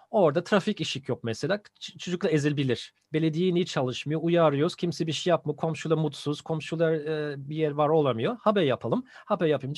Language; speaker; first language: Turkish; non-native, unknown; German